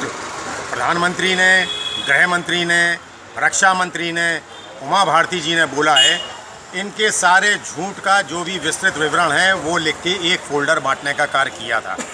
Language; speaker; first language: Hindi; native; Hindi